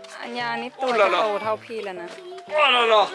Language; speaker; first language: Thai; native; Thai